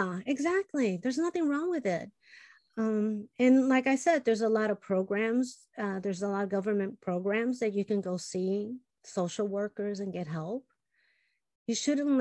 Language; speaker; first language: English; early bilingual, other home language; Spanish